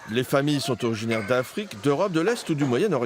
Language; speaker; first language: French; native; French